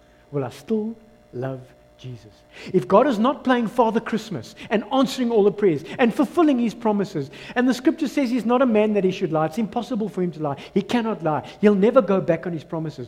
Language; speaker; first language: English; non-native, local second language; Afrikaans